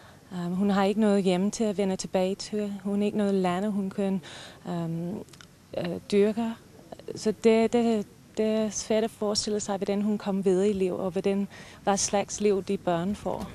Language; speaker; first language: Danish; non-native, fluent; English